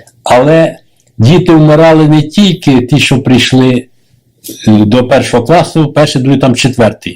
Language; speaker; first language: Ukrainian; native; Ukrainian